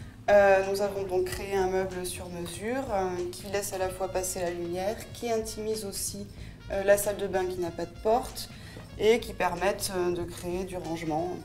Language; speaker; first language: French; native; French